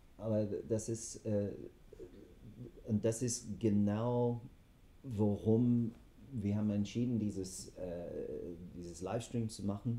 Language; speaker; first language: German; non-native, fluent; English